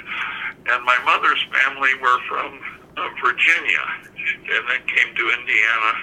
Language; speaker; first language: English; native; English